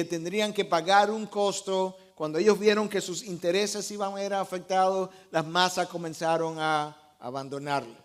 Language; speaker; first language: Spanish; native; Spanish